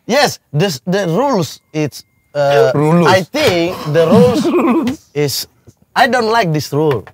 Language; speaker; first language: English; non-native, learner; Indonesian